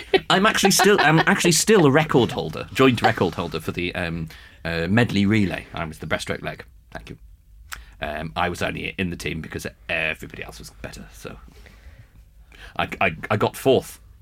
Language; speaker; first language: English; early bilingual, other home language; Spanish